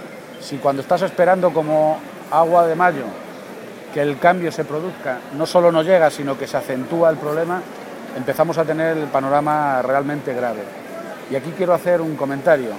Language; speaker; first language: Spanish; native; Spanish